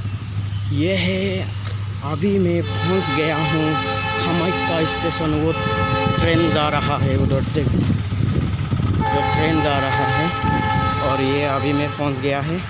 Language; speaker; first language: Hindi; non-native, local second language; Assamese